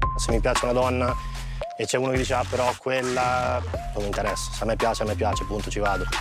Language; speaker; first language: Italian; native; Italian